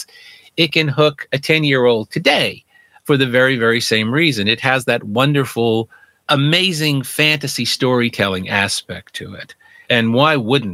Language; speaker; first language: English; native; English